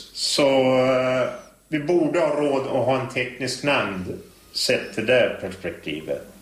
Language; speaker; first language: Swedish; native; Swedish